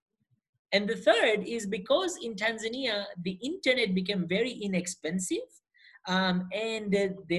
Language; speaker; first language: English; non-native, local second language; Gujarati